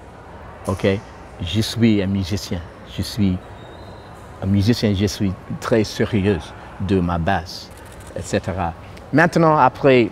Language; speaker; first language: French; non-native, learner; English